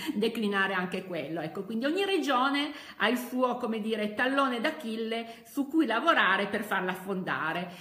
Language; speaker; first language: Italian; native; Italian